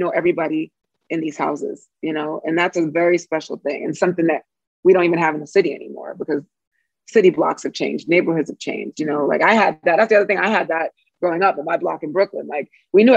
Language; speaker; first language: English; native; English